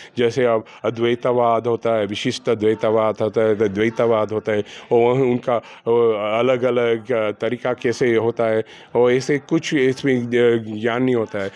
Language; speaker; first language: Hindi; non-native, fluent; Gujarati